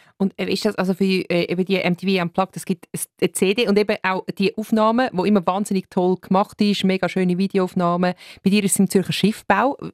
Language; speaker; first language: German; native; German